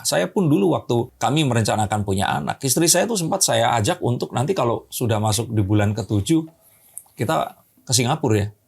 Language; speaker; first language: Indonesian; native; Indonesian